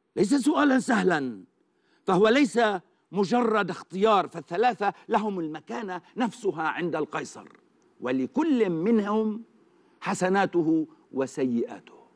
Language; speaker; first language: Arabic; non-native, fluent; Turkish